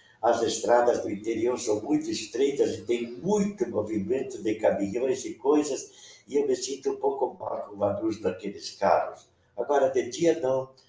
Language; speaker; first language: Portuguese; non-native, local second language; Venetian